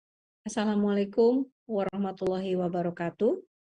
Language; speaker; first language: Indonesian; native; Indonesian